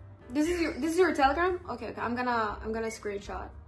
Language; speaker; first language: English; non-native, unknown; Persian